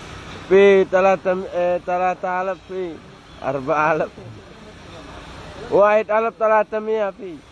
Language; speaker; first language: Arabic; non-native, learner; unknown